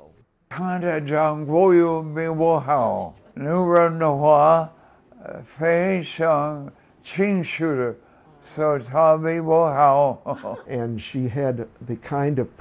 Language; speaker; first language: Chinese; non-native, fluent; English